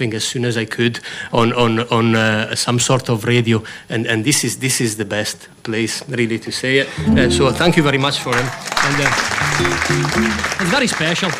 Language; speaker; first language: English; non-native, fluent; Italian